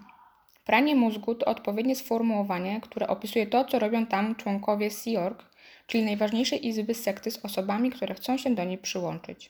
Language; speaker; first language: Polish; native; Polish